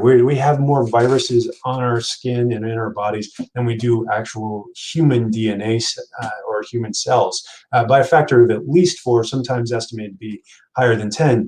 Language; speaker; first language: English; native; English